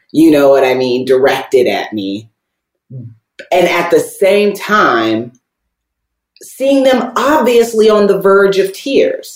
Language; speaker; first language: English; native; English